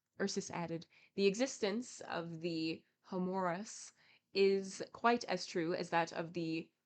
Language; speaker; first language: English; native; English